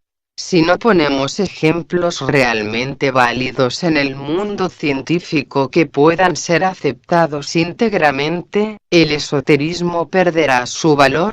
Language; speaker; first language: Spanish; native; Spanish